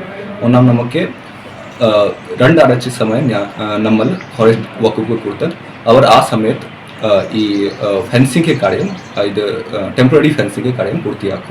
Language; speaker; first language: Malayalam; non-native, learner; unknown